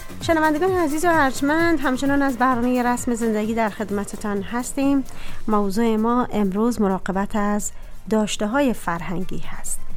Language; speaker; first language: Persian; native; Persian